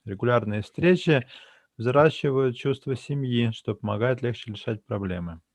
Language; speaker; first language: Russian; native; Russian